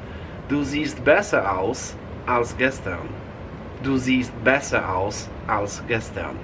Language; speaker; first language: German; non-native, fluent; Polish